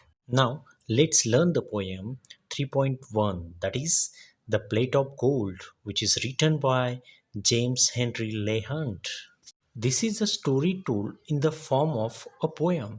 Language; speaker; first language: English; non-native, local second language; Marathi